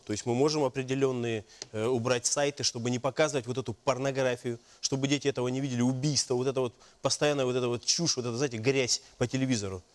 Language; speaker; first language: Russian; native; Russian